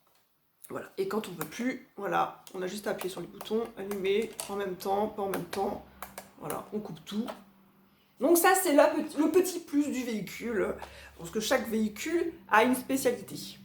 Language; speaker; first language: French; native; French